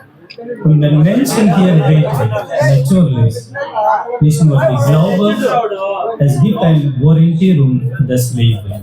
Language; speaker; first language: German; non-native, fluent; Telugu